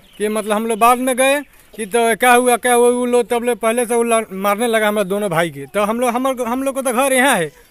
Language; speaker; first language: Hindi; native; Hindi